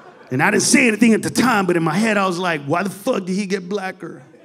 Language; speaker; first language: English; early bilingual, other home language; Spanish